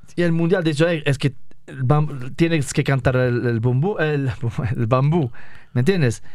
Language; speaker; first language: Spanish; non-native, fluent; Arabic